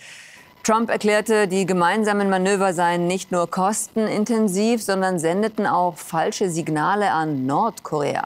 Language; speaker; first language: German; native; German